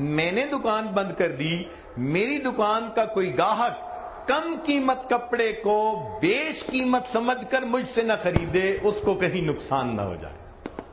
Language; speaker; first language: Urdu; non-native, local second language; Punjabi